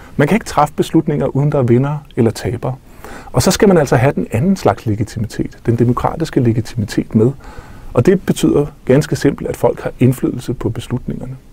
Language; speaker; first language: Danish; native; Danish